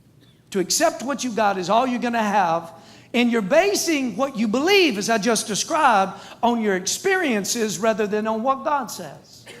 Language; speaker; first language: English; native; English